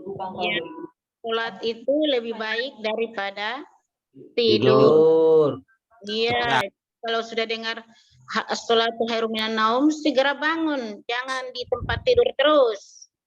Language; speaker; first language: Indonesian; native; Indonesian